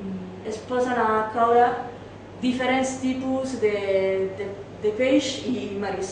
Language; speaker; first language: Catalan; non-native, learner; Italian